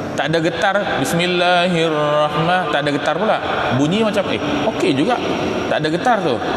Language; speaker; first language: Malay; native; Malay